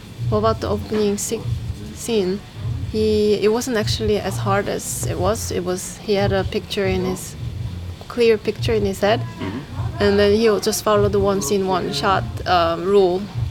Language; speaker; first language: English; non-native, fluent; Korean